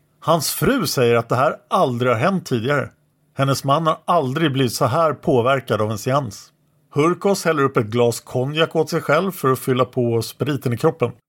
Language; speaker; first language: Swedish; native; Swedish